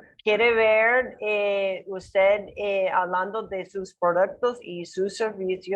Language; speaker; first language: Spanish; non-native, learner; English